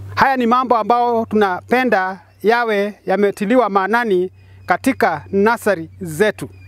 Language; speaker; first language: Swahili; non-native, local second language; Kikuyu